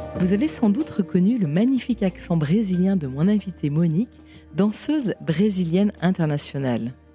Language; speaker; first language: French; native; French